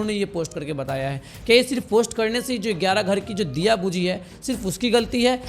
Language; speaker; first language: Hindi; native; Hindi